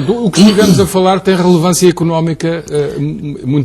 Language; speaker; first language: Portuguese; native; Portuguese